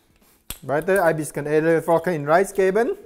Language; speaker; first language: German; non-native, learner; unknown